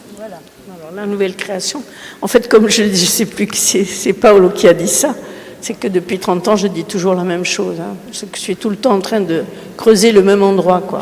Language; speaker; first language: French; early bilingual, other home language; Spanish